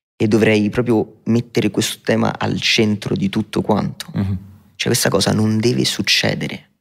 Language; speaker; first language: Italian; native; Italian